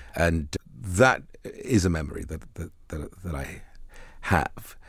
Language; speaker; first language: English; early bilingual, other home language; Arabic